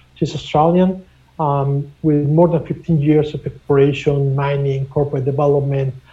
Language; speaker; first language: English; non-native, fluent; Spanish